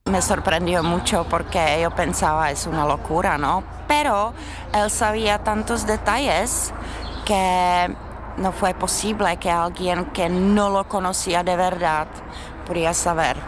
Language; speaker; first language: Spanish; non-native, learner; Czech